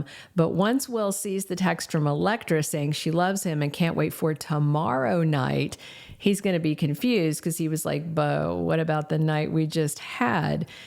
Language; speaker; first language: English; native; English